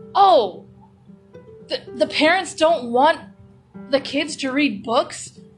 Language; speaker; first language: English; native; English